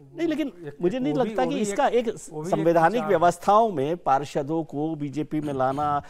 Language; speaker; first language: Hindi; native; Hindi